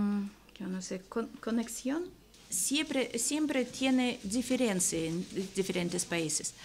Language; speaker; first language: Spanish; non-native, learner; Russian